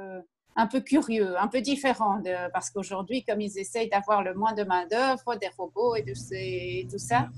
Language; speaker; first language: French; non-native, fluent; Spanish